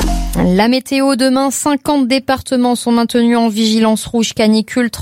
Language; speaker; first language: French; native; French